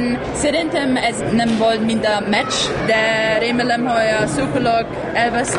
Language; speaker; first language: Hungarian; non-native, learner; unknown